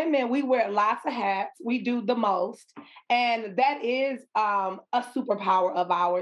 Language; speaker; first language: English; native; English